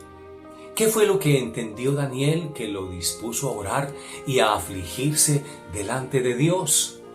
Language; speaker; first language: Spanish; native; Spanish